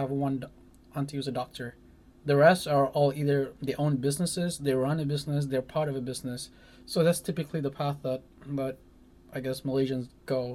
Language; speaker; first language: English; non-native, local second language; Malay